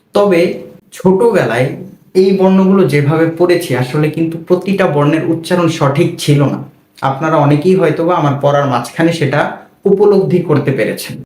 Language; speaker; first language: Bangla; native; Bangla